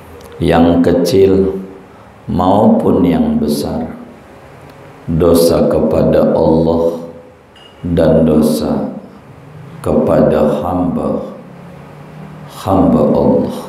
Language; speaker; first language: Indonesian; native; Indonesian